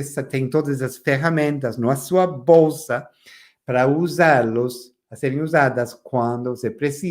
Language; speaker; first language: Portuguese; non-native, fluent; English